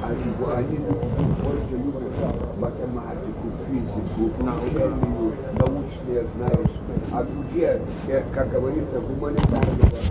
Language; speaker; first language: Russian; non-native, fluent; Lithuanian